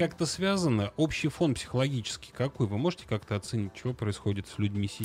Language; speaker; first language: Russian; native; Russian